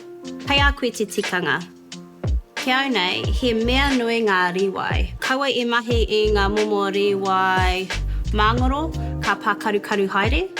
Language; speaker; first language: Māori; non-native, local second language; English